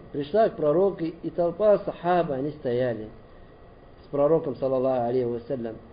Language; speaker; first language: Russian; non-native, learner; Arabic